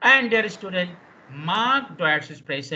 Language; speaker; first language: German; non-native, fluent; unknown